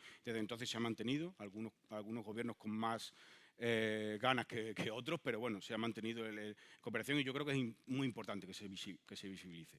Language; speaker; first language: Spanish; native; Spanish